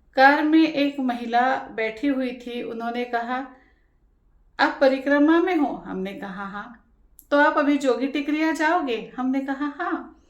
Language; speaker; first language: Hindi; non-native, local second language; Marathi